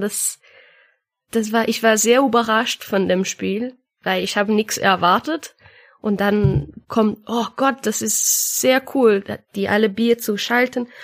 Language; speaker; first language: German; non-native, learner; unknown